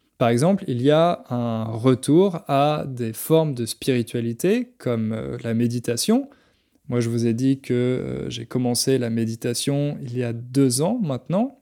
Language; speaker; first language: French; native; French